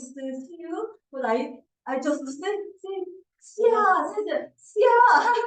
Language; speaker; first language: English; non-native, learner; Portuguese